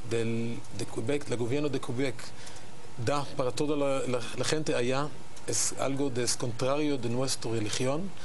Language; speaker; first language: Spanish; non-native, learner; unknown